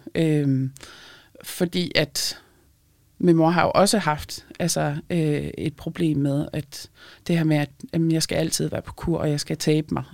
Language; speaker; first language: Danish; early bilingual, other home language; Lithuanian